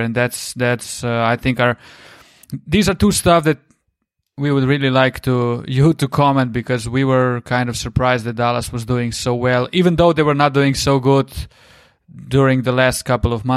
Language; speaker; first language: English; non-native, fluent; Slovenian